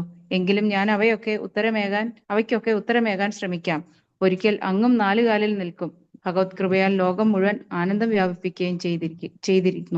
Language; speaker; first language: Malayalam; native; Malayalam